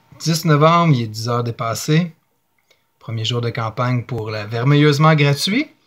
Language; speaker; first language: French; native; French